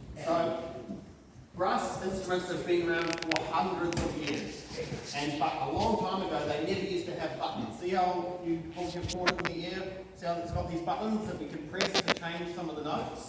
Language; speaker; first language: English; native; English